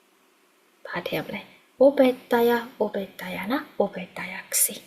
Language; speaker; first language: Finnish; non-native, fluent; Burmese